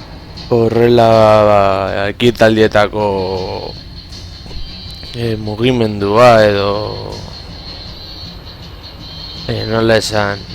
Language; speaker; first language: Basque; non-native, local second language; Spanish